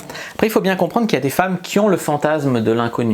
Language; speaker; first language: French; native; French